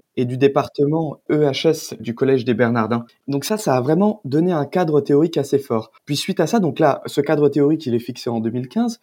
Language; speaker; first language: French; native; French